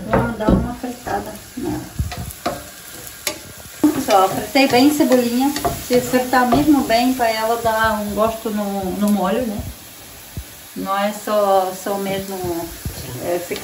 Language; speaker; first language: Portuguese; non-native, fluent; Ukrainian